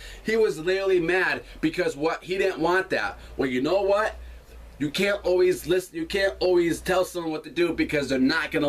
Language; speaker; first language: English; native; English